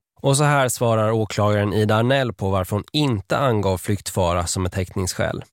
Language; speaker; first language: Swedish; native; Swedish